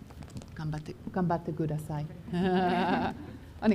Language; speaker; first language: Japanese; non-native, learner; Finnish